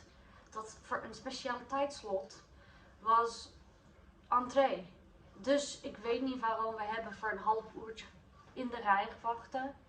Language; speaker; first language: Dutch; non-native, learner; English